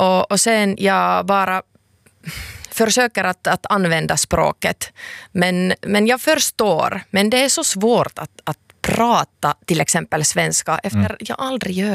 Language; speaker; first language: Swedish; non-native, local second language; Finnish